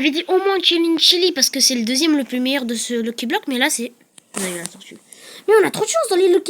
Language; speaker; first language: French; native; French